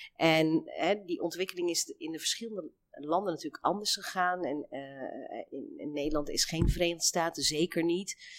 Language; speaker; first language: Dutch; early bilingual, other home language; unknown